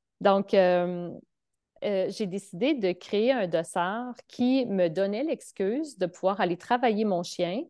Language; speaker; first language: French; native; French